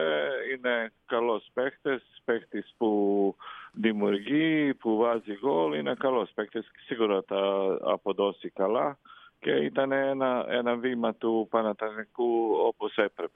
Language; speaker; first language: Greek; non-native, learner; Croatian